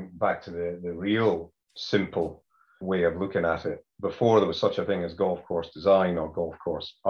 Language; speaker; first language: English; native; English